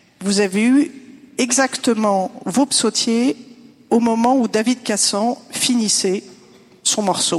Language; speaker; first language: French; native; French